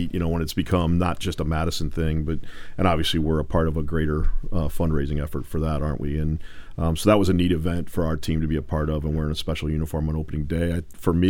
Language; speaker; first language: English; native; English